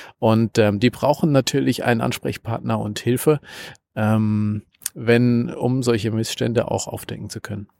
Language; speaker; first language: German; native; German